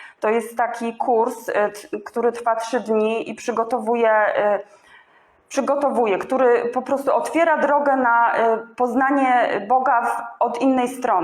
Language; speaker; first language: Polish; native; Polish